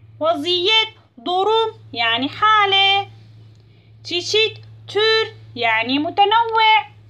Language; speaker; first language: Turkish; non-native, learner; Arabic